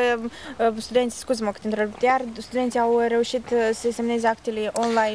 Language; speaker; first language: Romanian; native; Romanian